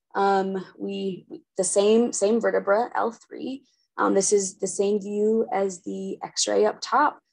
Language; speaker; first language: English; native; English